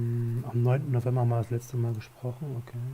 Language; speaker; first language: German; native; German